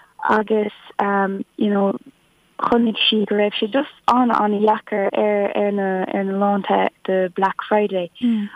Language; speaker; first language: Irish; non-native, local second language; English